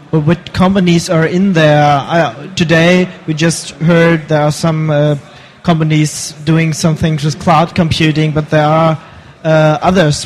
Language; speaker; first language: English; non-native, fluent; German